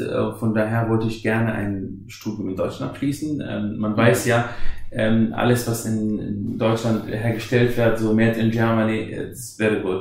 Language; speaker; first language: German; non-native, fluent; Arabic